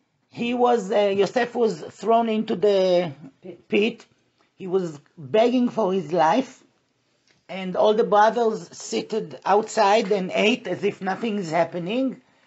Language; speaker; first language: English; non-native, fluent; Hebrew